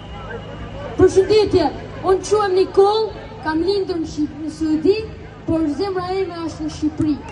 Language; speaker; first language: Albanian; early bilingual, heritage; Albanian